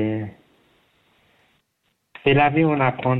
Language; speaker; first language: French; non-native, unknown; Persian